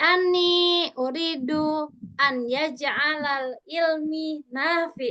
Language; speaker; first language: Arabic; non-native, fluent; Indonesian